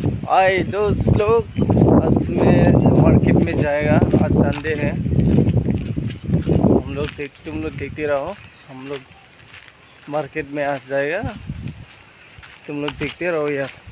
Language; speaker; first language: Hindi; non-native, local second language; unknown